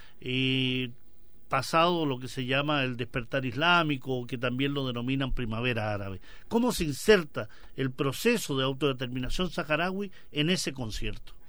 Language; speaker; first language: Spanish; native; Spanish